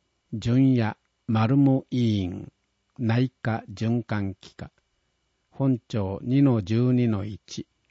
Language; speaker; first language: Japanese; native; Japanese